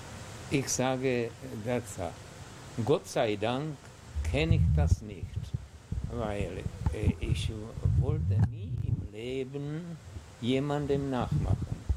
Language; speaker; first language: German; non-native, fluent; Czech